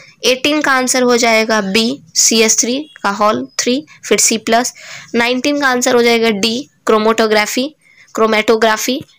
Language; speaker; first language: Hindi; native; Hindi